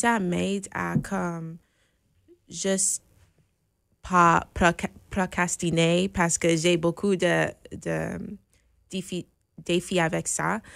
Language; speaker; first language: French; non-native, fluent; English